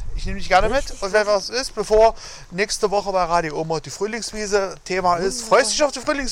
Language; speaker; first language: German; native; German